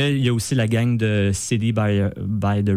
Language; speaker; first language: French; native; French